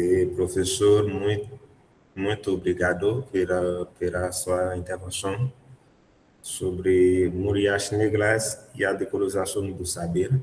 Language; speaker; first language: Portuguese; non-native, learner; Haitian Creole